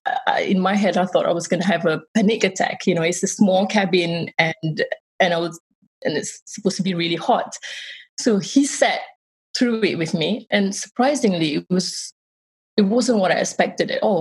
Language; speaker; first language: English; non-native, local second language; Malay